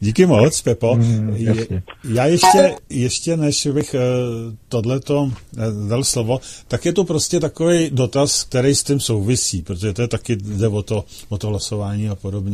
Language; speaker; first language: Czech; native; Czech